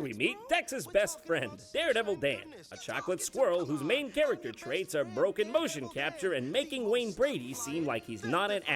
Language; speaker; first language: English; native; English